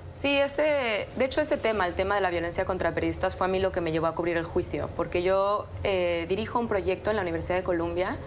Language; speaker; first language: Spanish; native; Spanish